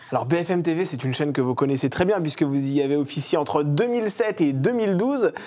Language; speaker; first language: French; native; French